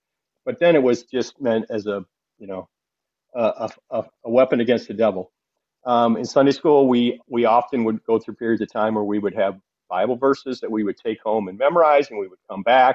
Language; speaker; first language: English; native; English